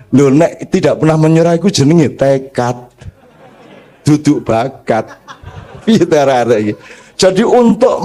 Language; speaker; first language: Indonesian; native; Indonesian